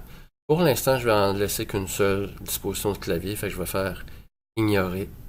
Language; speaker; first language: French; native; French